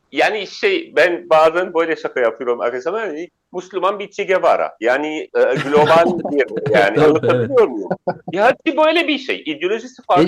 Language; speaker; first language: Turkish; non-native, fluent; Arabic